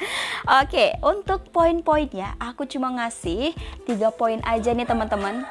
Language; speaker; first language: Indonesian; native; Indonesian